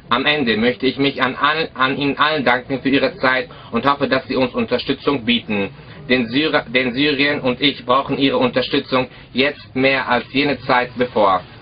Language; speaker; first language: German; early bilingual, other home language; Arabic